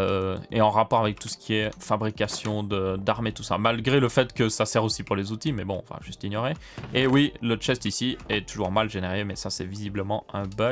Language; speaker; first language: French; native; French